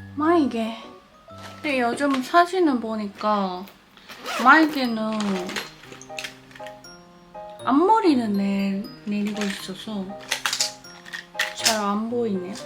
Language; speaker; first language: Korean; non-native, learner; Japanese